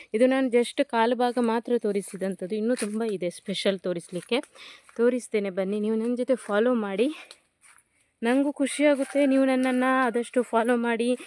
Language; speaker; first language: Kannada; non-native, local second language; Tulu